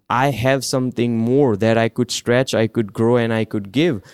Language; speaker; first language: English; non-native, local second language; Gujarati